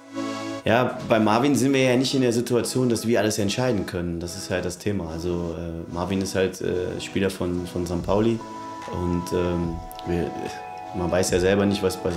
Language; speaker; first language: German; native; German